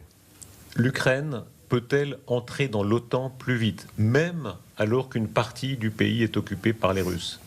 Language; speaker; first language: French; native; French